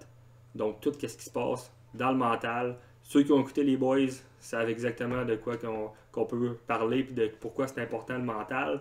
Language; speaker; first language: French; native; French